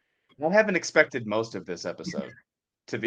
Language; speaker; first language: English; native; English